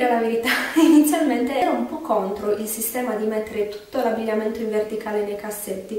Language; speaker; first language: Italian; native; Italian